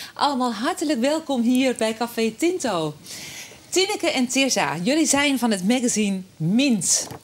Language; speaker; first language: Dutch; native; Dutch